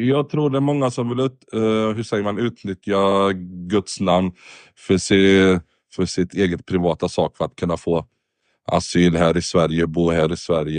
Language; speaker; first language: Swedish; early bilingual, other home language; Arabic